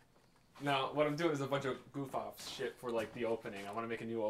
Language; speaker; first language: English; native; English